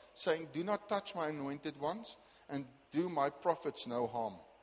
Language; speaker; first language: English; non-native, local second language; Afrikaans